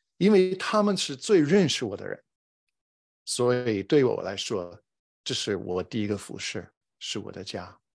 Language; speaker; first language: Chinese; non-native, fluent; English